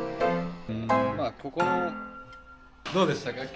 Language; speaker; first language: Japanese; native; Japanese